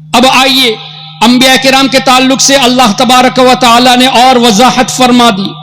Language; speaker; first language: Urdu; non-native, fluent; Memoni